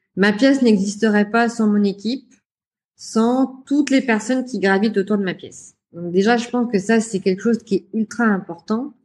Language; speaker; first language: French; native; French